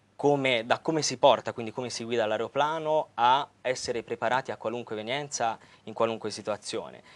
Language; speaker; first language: Italian; native; Italian